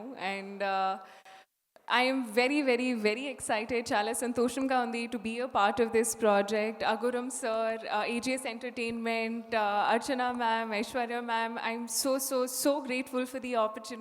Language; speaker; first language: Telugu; non-native, learner; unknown